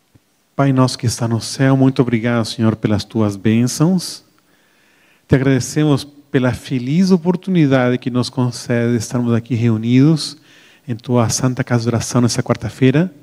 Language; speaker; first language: Portuguese; native; Portuguese